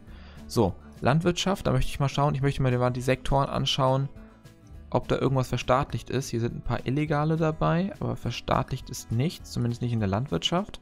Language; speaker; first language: German; native; German